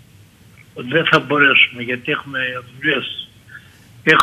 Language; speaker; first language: Greek; early bilingual, heritage; Greek